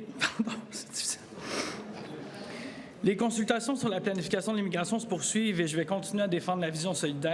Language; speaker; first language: French; native; French